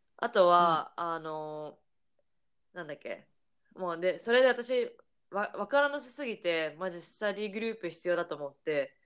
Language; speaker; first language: Japanese; native; Japanese